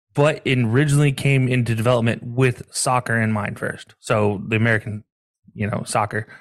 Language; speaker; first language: English; native; English